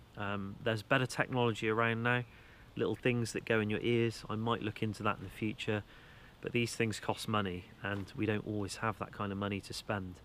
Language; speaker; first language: English; native; English